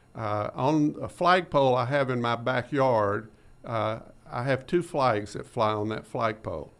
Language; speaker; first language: English; native; English